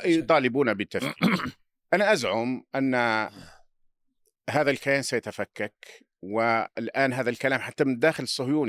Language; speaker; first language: Arabic; native; Arabic